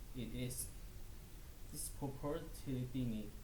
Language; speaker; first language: English; non-native, learner; Thai